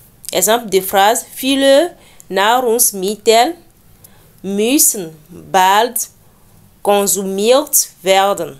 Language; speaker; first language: German; non-native, learner; French